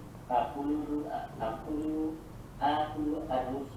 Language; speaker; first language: Arabic; non-native, learner; Indonesian